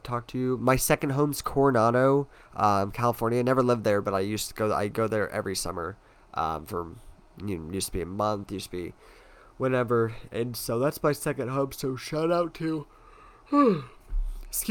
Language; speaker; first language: English; native; English